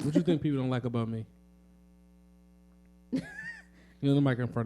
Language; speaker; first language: English; native; English